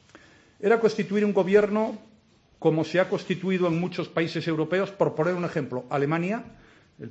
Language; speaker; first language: Spanish; native; Spanish